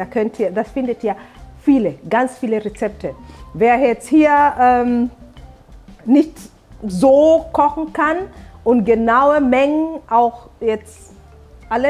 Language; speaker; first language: German; non-native, fluent; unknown